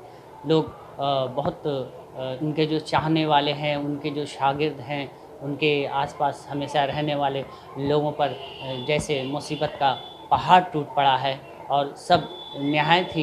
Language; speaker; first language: Urdu; native; Urdu